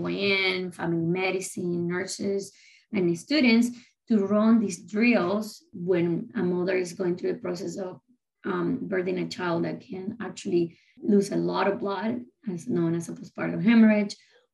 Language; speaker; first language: English; non-native, fluent; Spanish